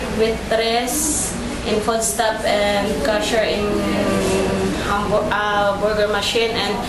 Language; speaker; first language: English; non-native, learner; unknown